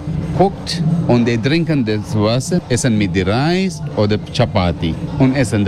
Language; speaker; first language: German; non-native, learner; Sinhala